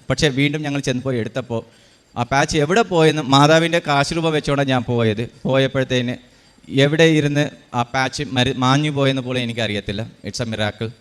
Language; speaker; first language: Malayalam; early bilingual, heritage; Malayalam